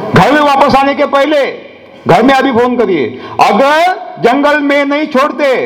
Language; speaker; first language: Hindi; non-native, local second language; Marathi